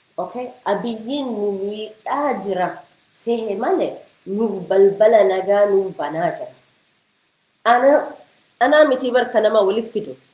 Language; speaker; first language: Oromo; early bilingual, heritage; Oromo